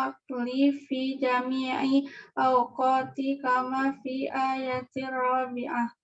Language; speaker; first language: Arabic; non-native, learner; Indonesian